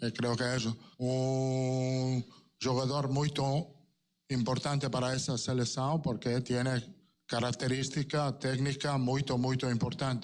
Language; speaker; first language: Portuguese; non-native, fluent; Spanish